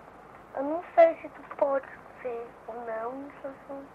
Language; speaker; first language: Portuguese; early bilingual, heritage; Portuguese